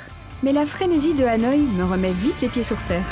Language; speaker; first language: French; native; French